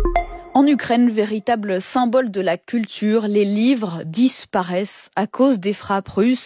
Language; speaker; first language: French; native; French